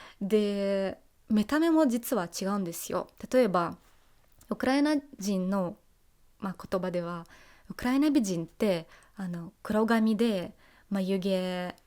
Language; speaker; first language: Japanese; non-native, fluent; Russian